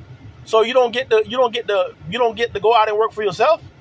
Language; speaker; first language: English; native; English